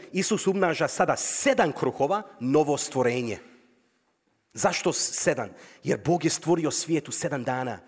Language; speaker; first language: Croatian; native; Croatian